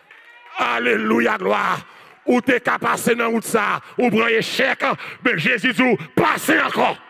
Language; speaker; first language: French; non-native, learner; Haitian Creole